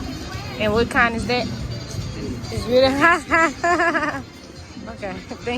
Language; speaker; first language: English; native; English